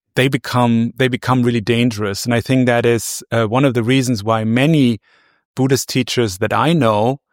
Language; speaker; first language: English; non-native, fluent; German